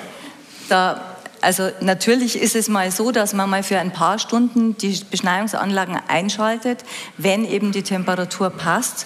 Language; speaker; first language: German; native; German